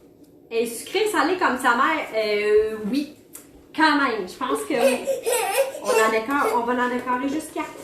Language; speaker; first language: French; native; French